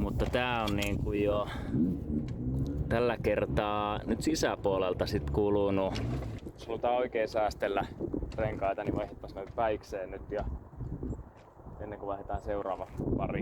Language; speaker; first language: Finnish; native; Finnish